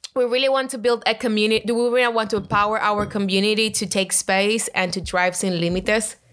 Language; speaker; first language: English; non-native, fluent; Spanish